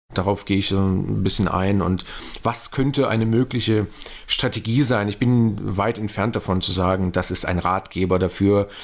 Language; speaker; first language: German; native; German